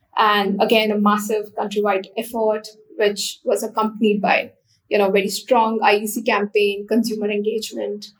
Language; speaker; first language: English; non-native, local second language; Hindi